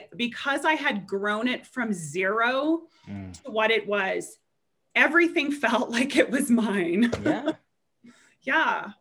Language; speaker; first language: English; native; English